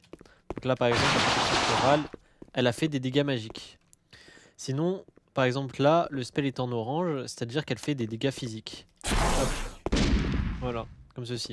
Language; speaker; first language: French; native; French